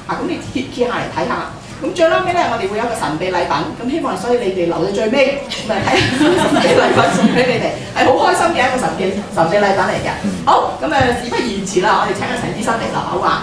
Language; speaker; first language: Cantonese; native; Cantonese